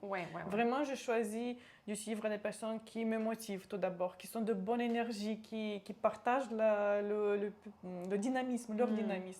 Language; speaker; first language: French; non-native, local second language; Romanian